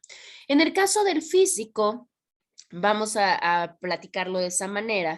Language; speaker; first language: Spanish; native; Spanish